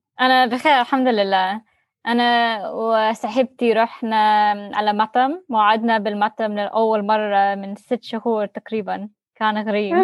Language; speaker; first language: Arabic; non-native, learner; English